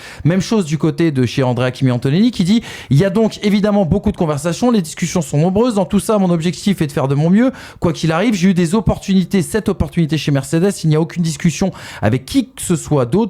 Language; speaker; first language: French; native; French